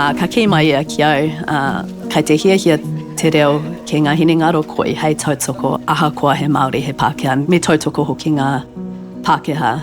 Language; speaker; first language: Māori; non-native, local second language; English